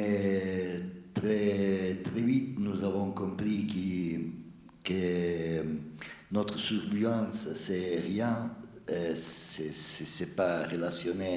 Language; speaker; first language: French; non-native, fluent; Italian